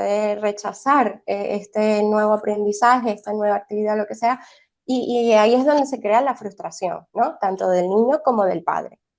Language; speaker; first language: Spanish; early bilingual, heritage; Spanish